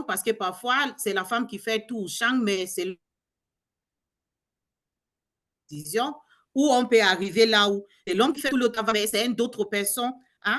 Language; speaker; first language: French; non-native, learner; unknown